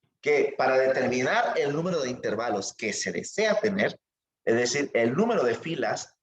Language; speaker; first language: Spanish; native; Spanish